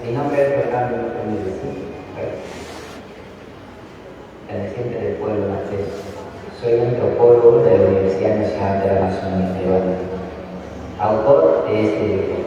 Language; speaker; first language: Spanish; non-native, local second language; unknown